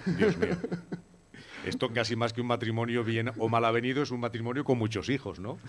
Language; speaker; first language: Spanish; native; Spanish